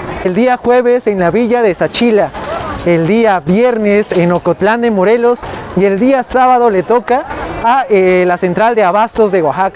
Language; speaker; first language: Spanish; native; Spanish